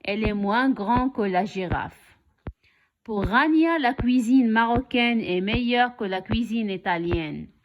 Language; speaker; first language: French; non-native, local second language; Arabic